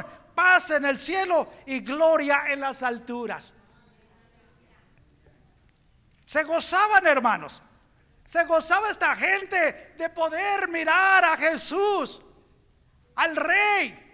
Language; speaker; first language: Spanish; native; Spanish